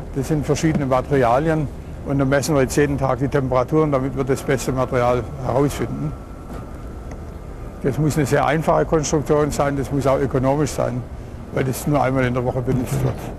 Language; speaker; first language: German; native; German